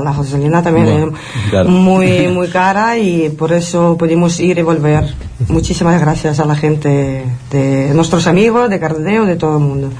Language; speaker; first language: Spanish; non-native, fluent; Ukrainian